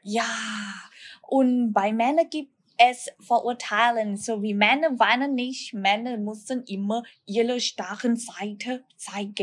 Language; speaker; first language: German; non-native, learner; Thai